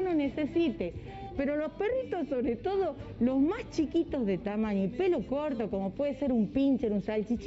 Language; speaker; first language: Spanish; native; Spanish